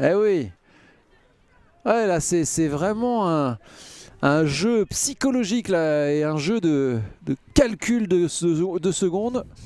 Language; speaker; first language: French; native; French